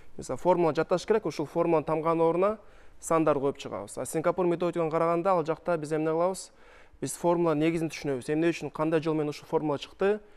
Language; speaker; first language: Kyrgyz; non-native, local second language; Russian